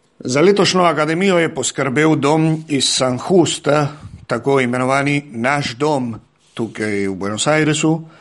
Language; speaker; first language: Slovenian; early bilingual, heritage; Slovenian